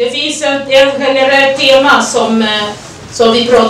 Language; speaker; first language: Swedish; non-native, learner; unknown